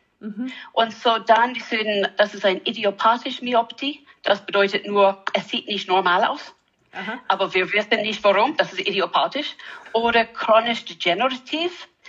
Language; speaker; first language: German; non-native, learner; English